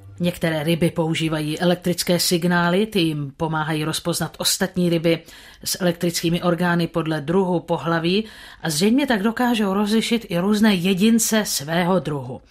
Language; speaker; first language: Czech; native; Czech